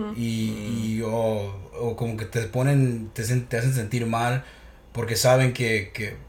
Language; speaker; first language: Spanish; early bilingual, heritage; Spanish